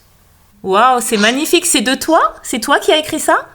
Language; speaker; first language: French; native; French